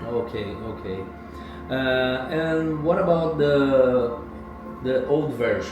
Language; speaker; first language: English; non-native, learner; Portuguese